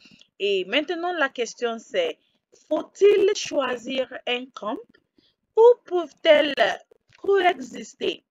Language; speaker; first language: French; non-native, fluent; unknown